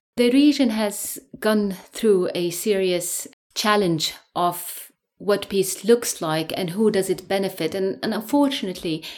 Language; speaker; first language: English; non-native, fluent; Arabic